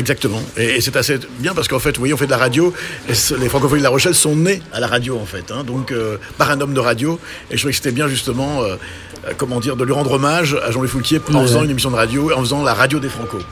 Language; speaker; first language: French; native; French